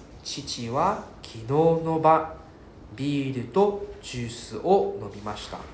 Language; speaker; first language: Japanese; non-native, fluent; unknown